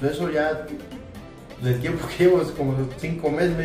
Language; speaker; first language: Spanish; native; Spanish